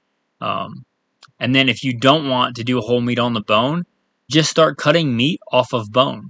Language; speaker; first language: English; native; English